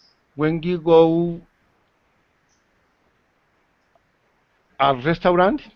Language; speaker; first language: English; non-native, learner; Spanish